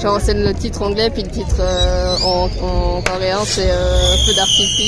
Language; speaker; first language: French; native; French